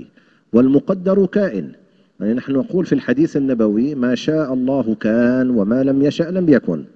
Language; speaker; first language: Arabic; native; Arabic